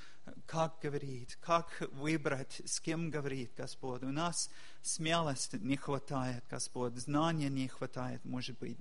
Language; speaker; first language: Russian; non-native, fluent; English